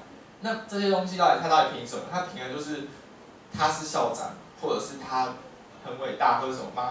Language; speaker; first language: Chinese; native; Chinese